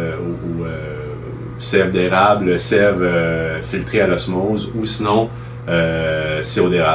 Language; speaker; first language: French; native; French